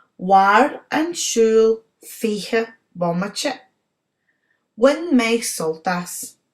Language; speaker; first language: Irish; non-native, local second language; English